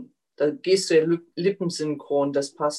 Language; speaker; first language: German; native; German